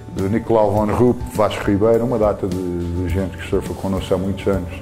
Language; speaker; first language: Portuguese; non-native, fluent; English